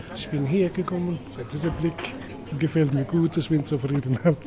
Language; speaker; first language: German; non-native, learner; Arabic